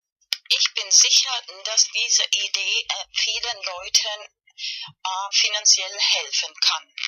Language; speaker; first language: German; non-native, fluent; Spanish